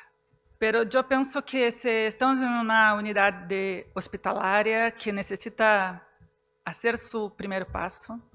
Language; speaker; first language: Spanish; non-native, fluent; Portuguese